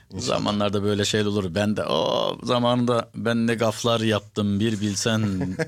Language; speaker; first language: Turkish; early bilingual, heritage; Turkish